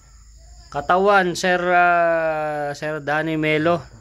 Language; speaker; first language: Filipino; native; Filipino